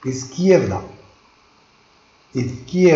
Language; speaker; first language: Spanish; non-native, learner; Arabic